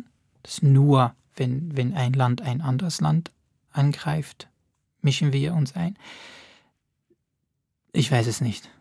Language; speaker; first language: German; non-native, fluent; Arabic